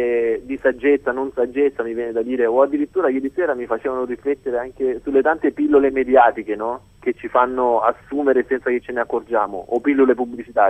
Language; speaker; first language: Italian; native; Italian